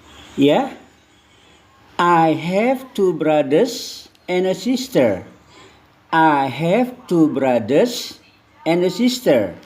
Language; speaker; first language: English; non-native, fluent; Indonesian